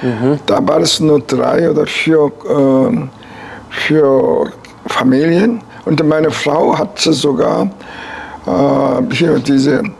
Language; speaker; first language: German; non-native, fluent; Korean